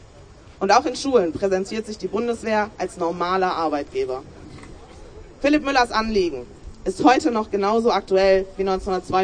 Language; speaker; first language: German; native; German